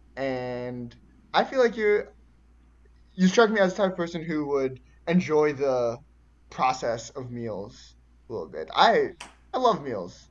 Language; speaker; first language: English; early bilingual, other home language; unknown